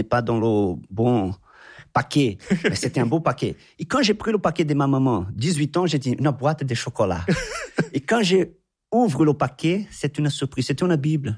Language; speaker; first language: French; non-native, fluent; Portuguese